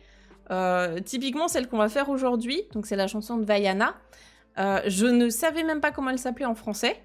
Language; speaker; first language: French; native; French